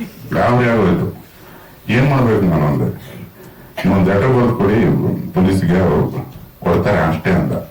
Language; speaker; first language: Kannada; native; Kannada